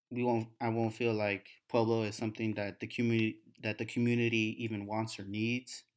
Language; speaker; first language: English; native; English